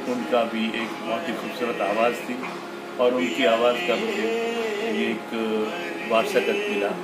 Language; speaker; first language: Hindi; non-native, local second language; Gujarati